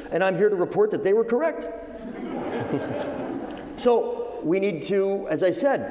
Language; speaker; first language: English; native; English